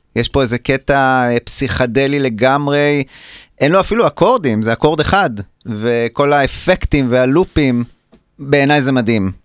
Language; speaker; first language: Hebrew; native; Hebrew